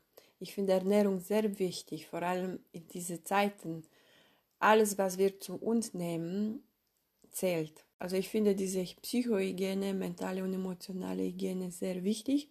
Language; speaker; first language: German; non-native, fluent; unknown